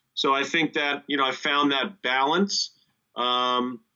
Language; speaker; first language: English; native; English